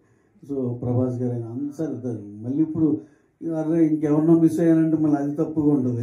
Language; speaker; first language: Telugu; native; Telugu